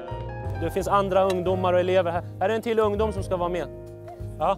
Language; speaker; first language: Swedish; native; Swedish